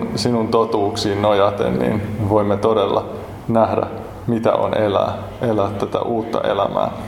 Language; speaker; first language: Finnish; native; Finnish